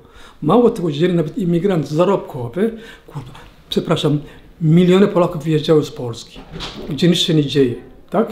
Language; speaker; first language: Polish; non-native, learner; Somali